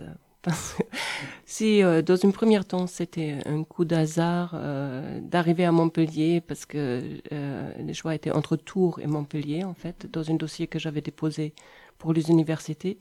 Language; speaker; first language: French; non-native, fluent; German